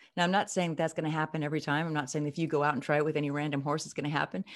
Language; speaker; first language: English; native; English